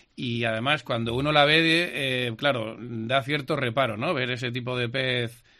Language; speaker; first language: Spanish; native; Spanish